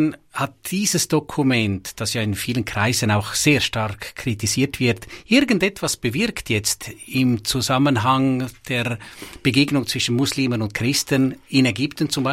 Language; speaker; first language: German; native; German